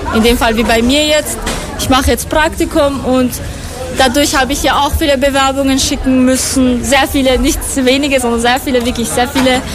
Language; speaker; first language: German; non-native, fluent; Persian